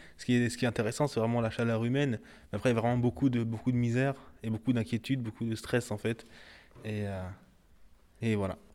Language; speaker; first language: French; early bilingual, other home language; Haitian Creole